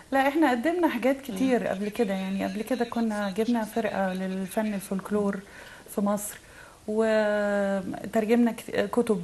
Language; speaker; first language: Arabic; native; Arabic